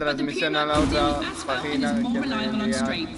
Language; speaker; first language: Spanish; non-native, learner; English